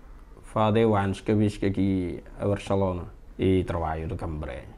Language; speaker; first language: Catalan; non-native, learner; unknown